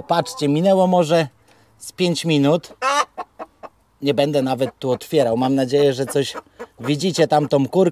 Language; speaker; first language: Polish; native; Polish